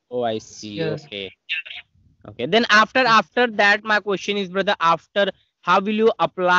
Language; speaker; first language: English; non-native, learner; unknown